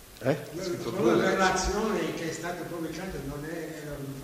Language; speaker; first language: Italian; non-native, fluent; English